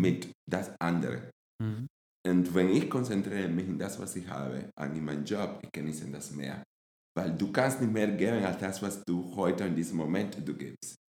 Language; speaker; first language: German; non-native, fluent; Spanish